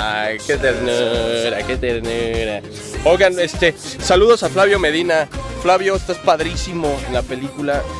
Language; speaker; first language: Spanish; native; Spanish